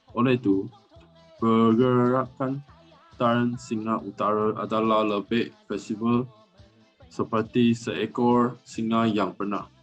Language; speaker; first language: Malay; non-native, local second language; Chinese